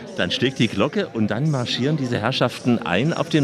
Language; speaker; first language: German; native; German